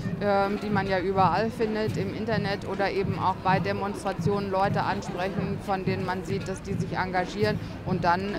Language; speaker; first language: German; native; German